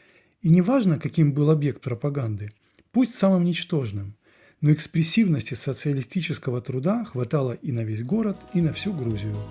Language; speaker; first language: Russian; native; Russian